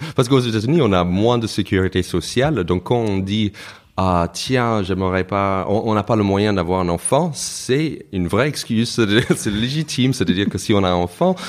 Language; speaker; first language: French; non-native, fluent; English